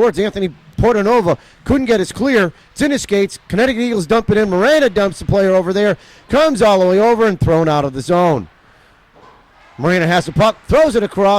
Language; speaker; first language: English; native; English